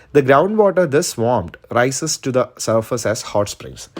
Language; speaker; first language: English; non-native, local second language; Malayalam